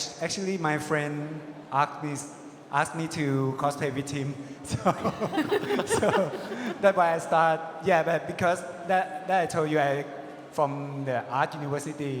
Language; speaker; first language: English; non-native, learner; Thai